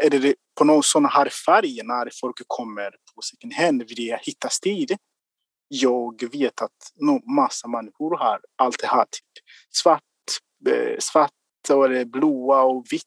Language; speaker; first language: Swedish; non-native, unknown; Kinyarwanda